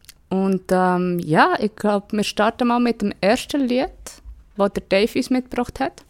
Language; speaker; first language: German; native; German